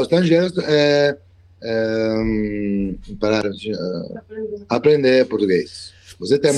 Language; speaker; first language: Portuguese; non-native, learner; Italian